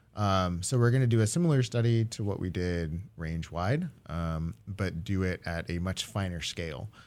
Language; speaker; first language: English; early bilingual, other home language; Japanese